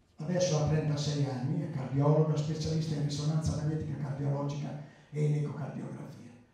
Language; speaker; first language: Italian; early bilingual, other home language; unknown